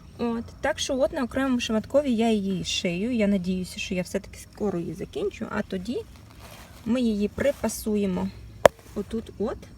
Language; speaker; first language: Ukrainian; native; Ukrainian